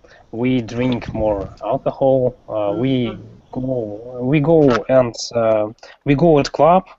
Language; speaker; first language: English; non-native, learner; Russian